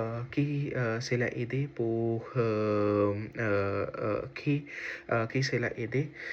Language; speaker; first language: French; non-native, learner; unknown